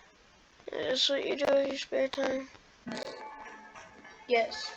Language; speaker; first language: English; native; English